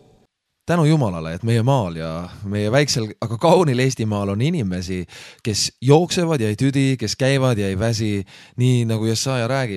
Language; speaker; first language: Estonian; native; Estonian